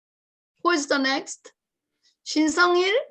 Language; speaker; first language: English; non-native, learner; Korean